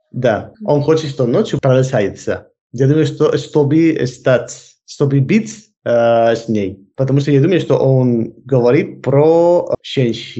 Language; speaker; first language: Russian; non-native, learner; Spanish